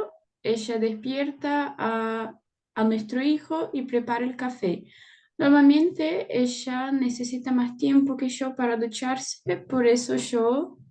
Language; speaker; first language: Spanish; non-native, learner; Portuguese